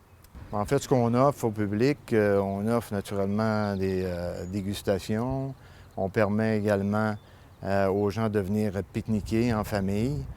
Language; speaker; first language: French; native; French